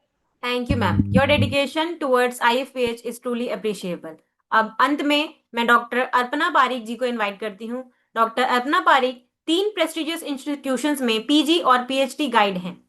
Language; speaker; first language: Hindi; native; Hindi